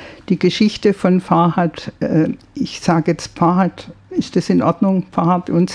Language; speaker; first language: German; native; German